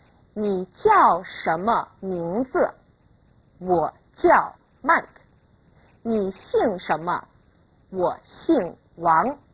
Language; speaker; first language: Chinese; non-native, fluent; English